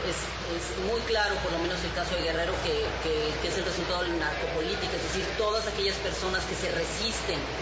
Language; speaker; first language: Spanish; native; Spanish